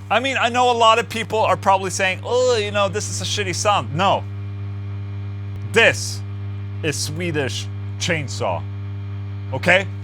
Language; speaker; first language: English; non-native, fluent; Swedish